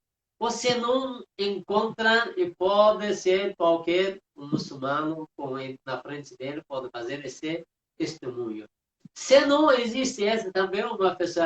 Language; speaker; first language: Portuguese; non-native, fluent; Persian